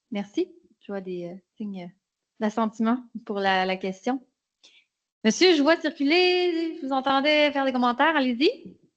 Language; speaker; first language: French; native; French